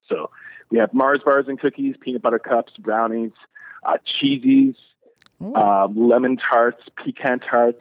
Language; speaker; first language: English; native; English